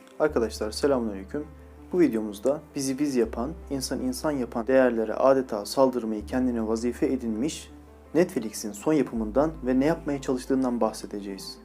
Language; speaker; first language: Turkish; native; Turkish